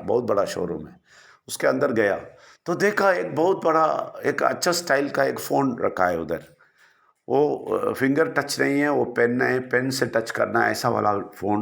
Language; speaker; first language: Hindi; non-native, local second language; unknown